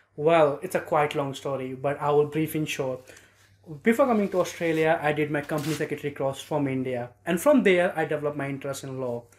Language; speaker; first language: English; non-native, local second language; Nepali